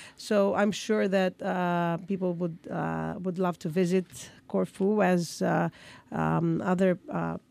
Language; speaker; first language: English; non-native, fluent; Greek